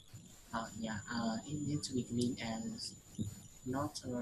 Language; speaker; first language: English; non-native, learner; Vietnamese